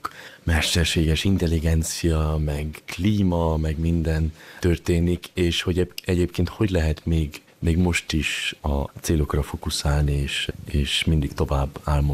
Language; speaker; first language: Hungarian; early bilingual, heritage; Hungarian